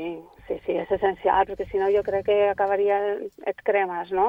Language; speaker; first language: Catalan; non-native, local second language; Spanish